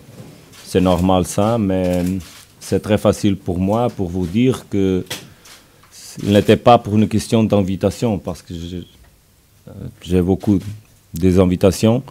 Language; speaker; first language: French; non-native, learner; Portuguese